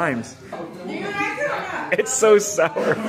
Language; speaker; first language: English; native; English